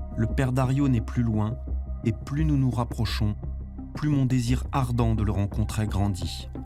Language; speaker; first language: French; native; French